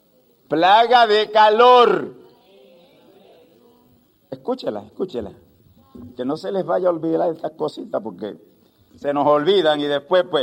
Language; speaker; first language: Spanish; native; Spanish